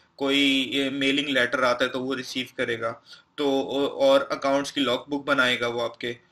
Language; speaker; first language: Hindi; non-native, local second language; Punjabi